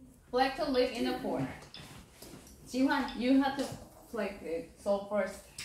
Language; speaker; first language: English; non-native, fluent; Korean